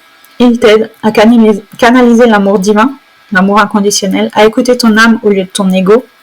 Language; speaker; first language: French; native; French